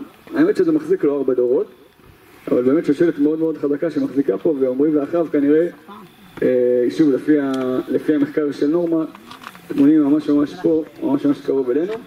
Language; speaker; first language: Hebrew; native; Hebrew